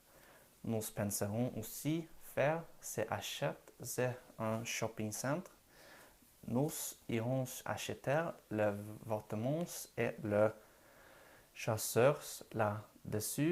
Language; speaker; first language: French; non-native, learner; Norwegian